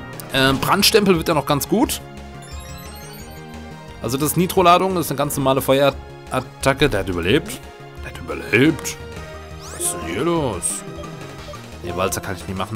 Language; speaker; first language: German; native; German